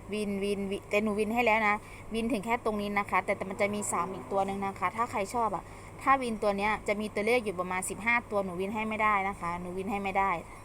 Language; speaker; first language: Thai; native; Thai